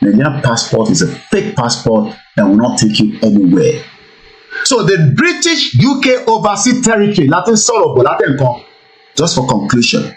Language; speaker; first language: English; non-native, local second language; Yoruba